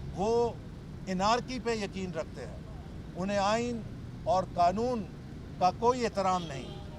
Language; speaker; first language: Urdu; non-native, local second language; Punjabi